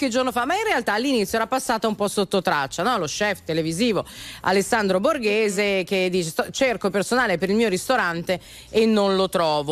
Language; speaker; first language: Italian; native; Italian